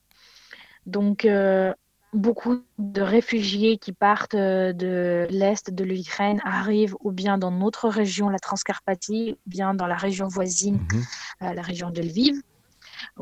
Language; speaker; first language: French; non-native, fluent; Ukrainian